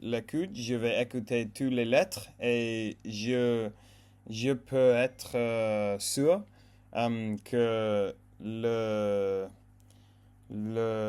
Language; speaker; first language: French; non-native, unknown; English